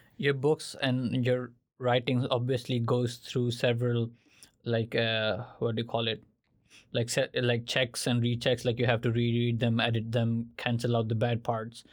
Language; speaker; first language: English; non-native, fluent; Urdu